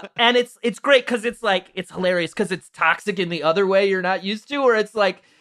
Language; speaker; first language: English; native; English